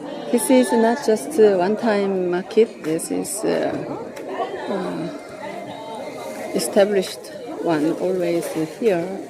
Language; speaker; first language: English; non-native, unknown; Korean